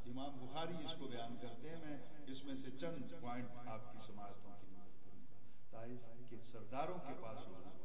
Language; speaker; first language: Urdu; non-native, local second language; Punjabi